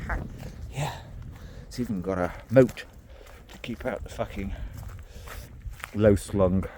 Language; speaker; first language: English; native; English